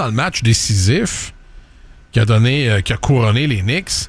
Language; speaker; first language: French; native; French